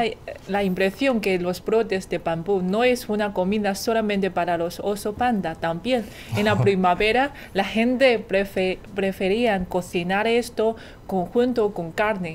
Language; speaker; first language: Spanish; non-native, learner; Chinese